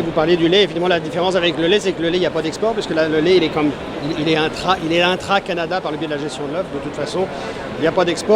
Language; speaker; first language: French; native; French